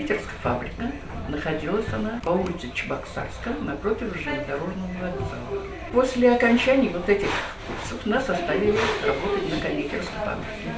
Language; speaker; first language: Russian; native; Russian